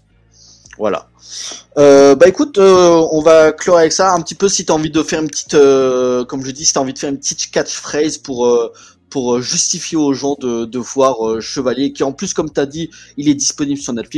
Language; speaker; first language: French; native; French